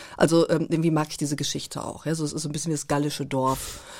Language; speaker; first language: German; native; German